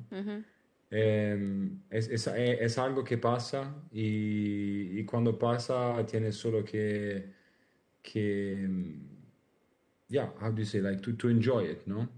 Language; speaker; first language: Spanish; non-native, learner; Italian